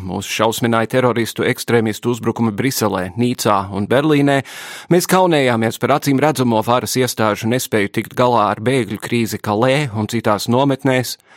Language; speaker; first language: Latvian; early bilingual, heritage; English